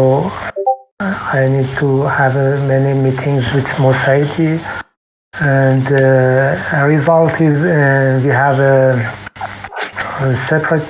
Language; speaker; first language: English; non-native, fluent; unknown